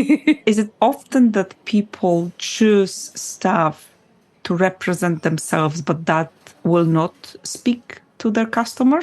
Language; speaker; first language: English; non-native, fluent; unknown